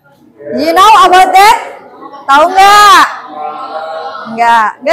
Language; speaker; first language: English; non-native, learner; Indonesian